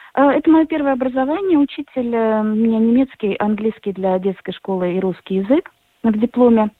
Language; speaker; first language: Russian; native; Russian